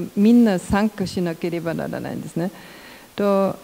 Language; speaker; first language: Japanese; non-native, learner; German